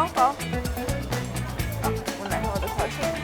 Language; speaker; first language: Chinese; non-native, fluent; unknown